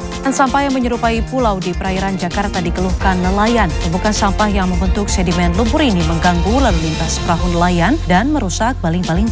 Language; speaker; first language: Indonesian; native; Indonesian